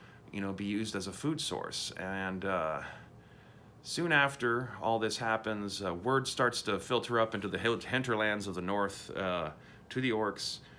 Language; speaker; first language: English; native; English